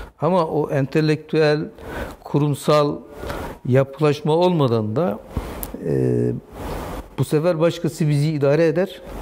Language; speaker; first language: Turkish; non-native, local second language; Zaza